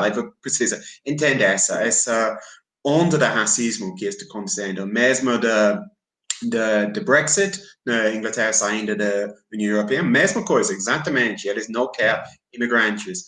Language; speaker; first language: Portuguese; non-native, fluent; English